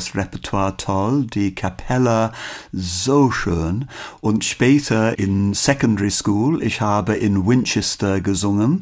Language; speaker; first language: German; non-native, fluent; English